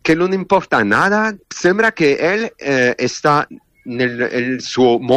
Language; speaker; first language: Spanish; non-native, learner; French